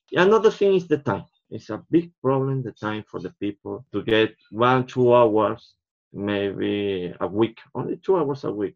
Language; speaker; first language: English; non-native, fluent; Spanish